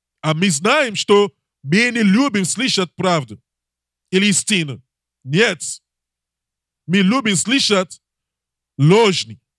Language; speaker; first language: Russian; non-native, learner; English